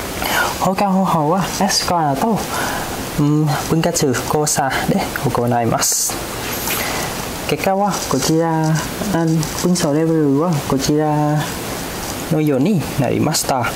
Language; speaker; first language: Japanese; non-native, fluent; Vietnamese